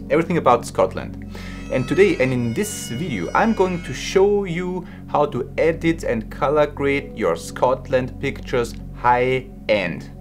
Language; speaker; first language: English; non-native, fluent; German